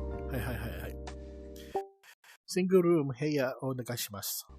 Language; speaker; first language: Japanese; non-native, learner; English